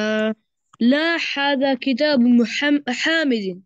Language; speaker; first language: Arabic; non-native, learner; Urdu